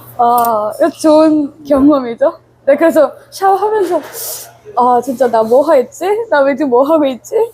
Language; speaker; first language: Korean; non-native, fluent; Sinhala